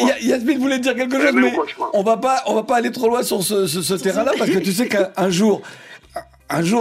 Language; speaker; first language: French; native; French